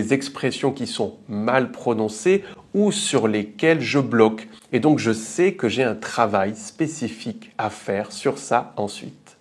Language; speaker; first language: French; native; French